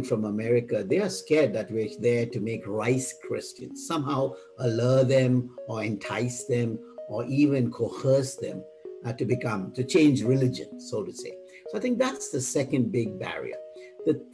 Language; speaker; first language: English; non-native, local second language; Tamil